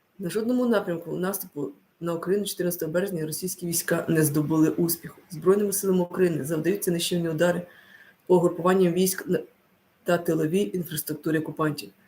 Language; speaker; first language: Ukrainian; non-native, local second language; Russian